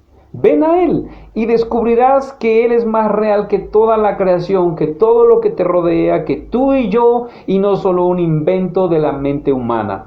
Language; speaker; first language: Spanish; native; Spanish